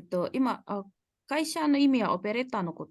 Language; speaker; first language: Japanese; non-native, fluent; Indonesian